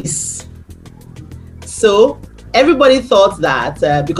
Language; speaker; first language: English; non-native, local second language; Yoruba